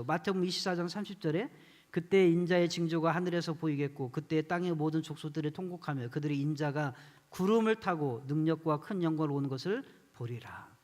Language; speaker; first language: Korean; native; Korean